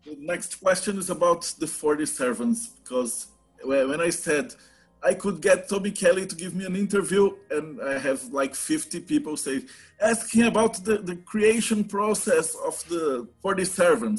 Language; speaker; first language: English; non-native, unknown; Portuguese